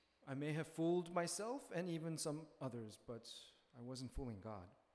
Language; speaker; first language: English; early bilingual, other home language; Korean